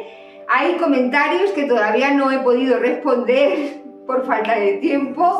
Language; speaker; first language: Spanish; native; Spanish